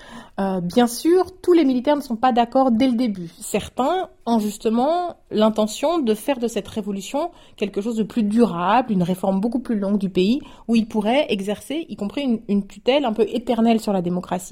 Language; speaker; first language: French; native; French